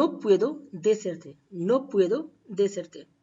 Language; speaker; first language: Spanish; non-native, fluent; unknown